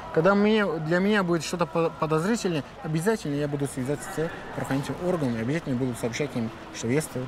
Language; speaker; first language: Russian; non-native, local second language; Tajik